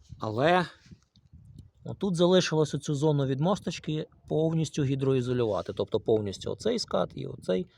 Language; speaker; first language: Ukrainian; native; Ukrainian